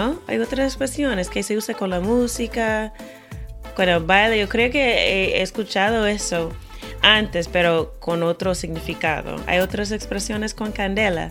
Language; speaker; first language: Spanish; non-native, fluent; English